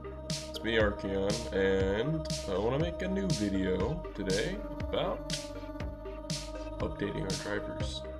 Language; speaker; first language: English; native; English